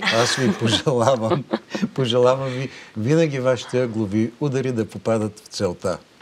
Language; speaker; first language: Bulgarian; native; Bulgarian